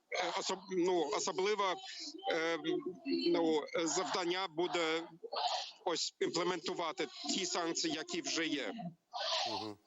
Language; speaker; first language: Ukrainian; non-native, learner; German